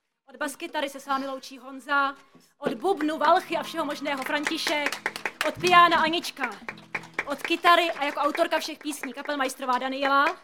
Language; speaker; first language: Czech; native; Czech